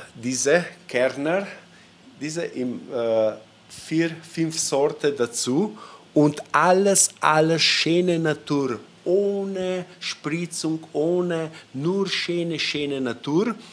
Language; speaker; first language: German; non-native, learner; Slovenian